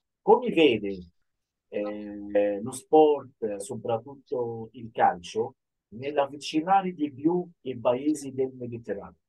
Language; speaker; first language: Italian; non-native, fluent; Arabic